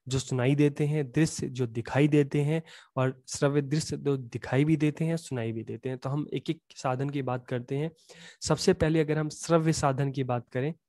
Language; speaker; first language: Hindi; native; Hindi